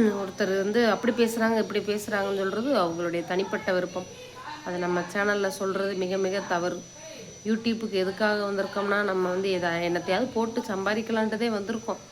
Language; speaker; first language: Tamil; native; Tamil